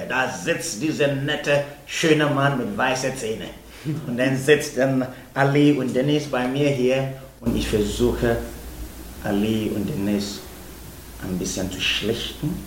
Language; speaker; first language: German; non-native, fluent; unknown